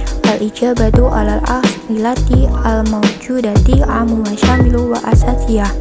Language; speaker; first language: Arabic; non-native, learner; Indonesian